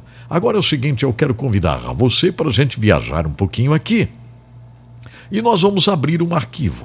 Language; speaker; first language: Portuguese; native; Portuguese